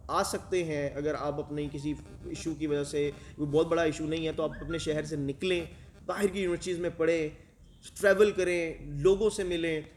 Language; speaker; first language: Urdu; native; Urdu